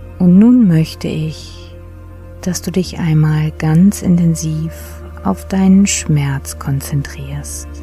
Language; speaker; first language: German; native; German